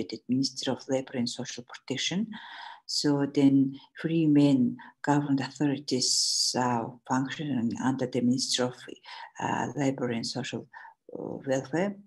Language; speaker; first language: English; non-native, learner; Mongolian